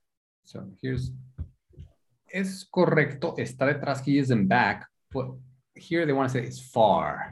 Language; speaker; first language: English; non-native, fluent; Spanish